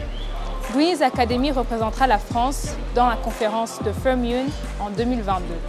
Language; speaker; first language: French; non-native, local second language; Kinyarwanda